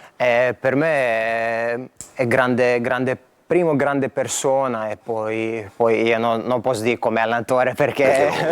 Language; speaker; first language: Italian; non-native, fluent; Croatian